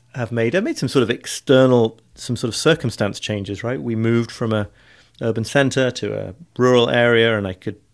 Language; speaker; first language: English; native; English